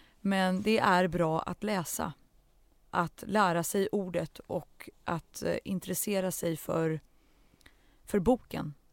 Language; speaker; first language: Swedish; early bilingual, other home language; Central Kurdish